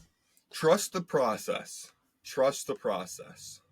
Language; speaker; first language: English; native; English